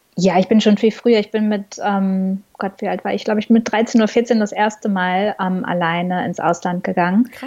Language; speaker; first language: German; native; German